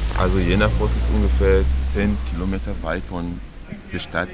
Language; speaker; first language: German; non-native, learner; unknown